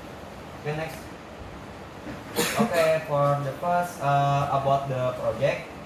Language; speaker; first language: English; non-native, learner; Indonesian